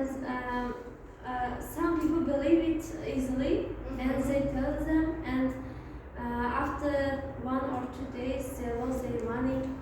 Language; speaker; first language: English; non-native, fluent; Uzbek